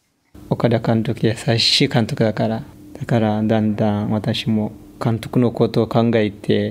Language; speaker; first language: Japanese; non-native, learner; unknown